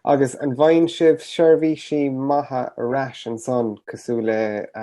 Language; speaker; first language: Irish; native; Irish